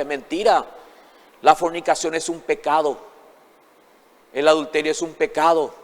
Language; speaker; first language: Spanish; native; Spanish